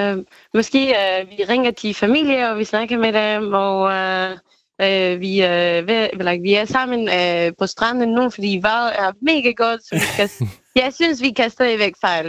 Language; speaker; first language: Danish; non-native, fluent; Spanish